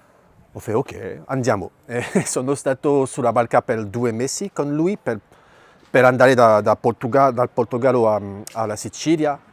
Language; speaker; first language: Italian; non-native, fluent; French